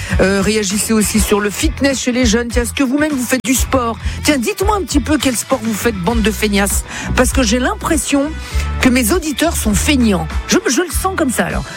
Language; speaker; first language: French; native; French